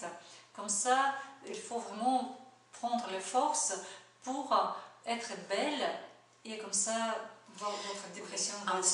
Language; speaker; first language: French; non-native, fluent; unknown